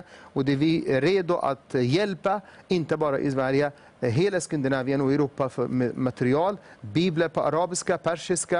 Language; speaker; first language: Swedish; non-native, fluent; Arabic